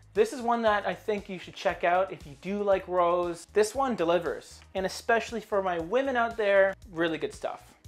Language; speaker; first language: English; native; English